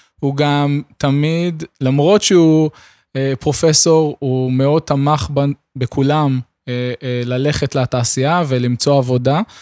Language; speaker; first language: Hebrew; native; Hebrew